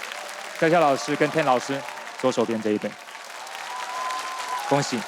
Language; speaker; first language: Chinese; native; Chinese